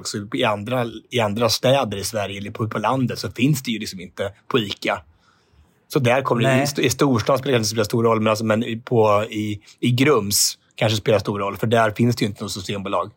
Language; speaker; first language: Swedish; native; Swedish